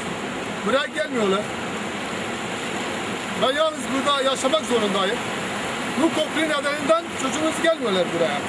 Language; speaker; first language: Turkish; non-native, local second language; Kurdish